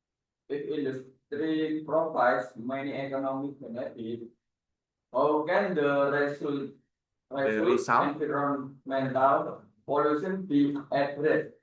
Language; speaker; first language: English; non-native, learner; Indonesian